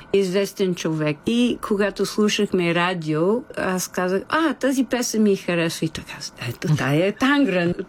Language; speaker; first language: Bulgarian; non-native, fluent; English